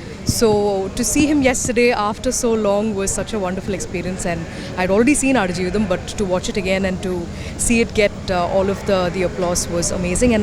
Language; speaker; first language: English; non-native, local second language; Telugu